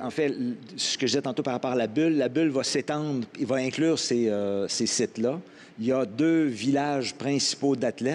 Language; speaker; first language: French; native; French